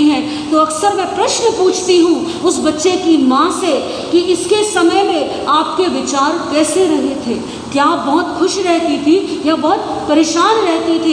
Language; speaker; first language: Hindi; native; Hindi